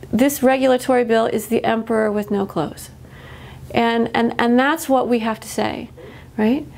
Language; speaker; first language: English; native; English